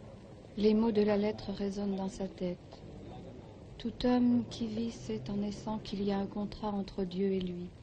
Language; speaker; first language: French; native; French